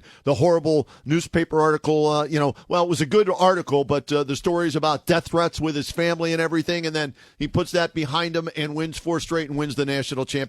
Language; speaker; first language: English; native; English